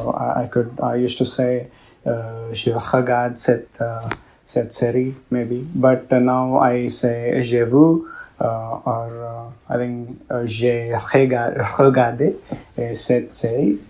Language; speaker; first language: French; non-native, learner; Odia